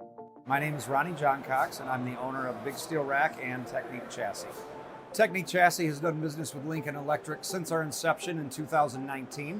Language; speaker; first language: English; native; English